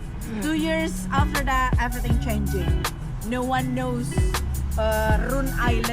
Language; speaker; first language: English; non-native, learner; Indonesian